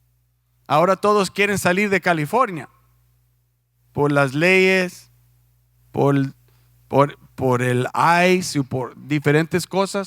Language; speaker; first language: Spanish; non-native, fluent; English